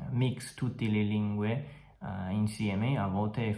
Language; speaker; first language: Italian; non-native, fluent; Chinese